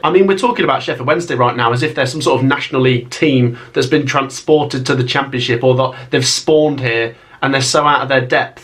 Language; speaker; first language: English; native; English